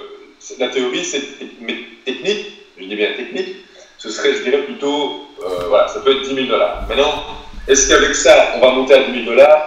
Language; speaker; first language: French; native; French